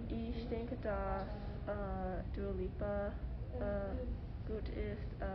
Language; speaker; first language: German; non-native, learner; English